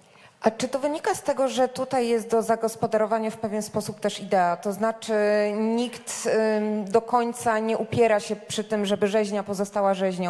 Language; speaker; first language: Polish; native; Polish